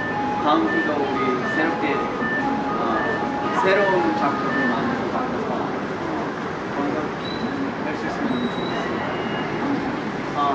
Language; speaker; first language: Korean; early bilingual, heritage; English